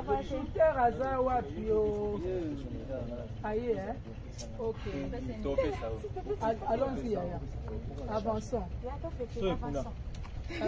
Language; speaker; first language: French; non-native, local second language; Lingala